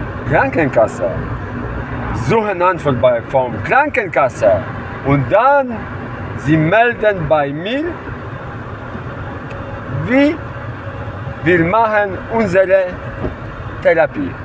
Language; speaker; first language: German; non-native, learner; Polish